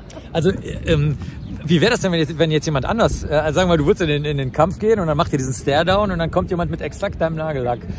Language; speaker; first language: German; native; German